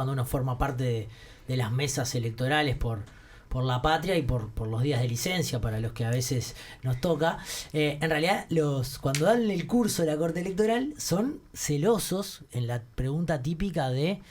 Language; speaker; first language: Spanish; native; Spanish